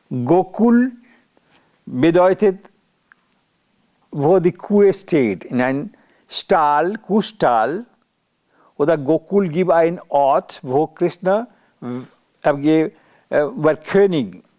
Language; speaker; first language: German; non-native, learner; Bangla